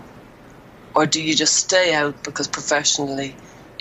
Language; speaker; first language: English; native; English